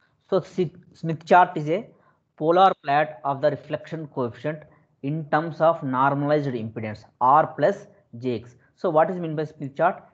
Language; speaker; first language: English; non-native, local second language; Telugu